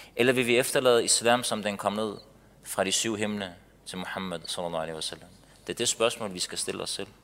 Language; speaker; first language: Danish; early bilingual, other home language; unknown